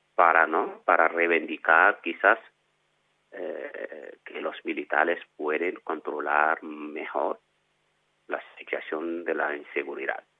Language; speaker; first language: Spanish; non-native, fluent; French